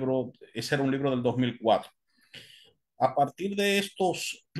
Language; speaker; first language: Spanish; native; Spanish